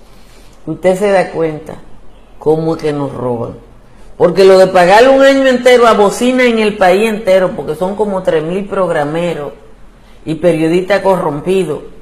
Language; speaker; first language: Spanish; native; Spanish